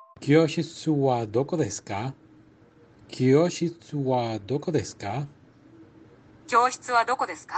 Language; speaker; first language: Japanese; non-native, learner; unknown